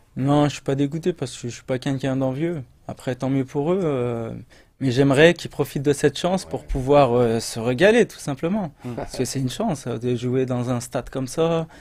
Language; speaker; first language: French; native; French